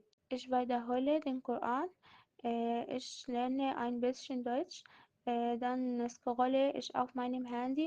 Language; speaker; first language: German; non-native, learner; Arabic